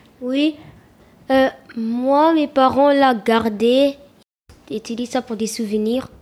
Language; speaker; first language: French; early bilingual, other home language; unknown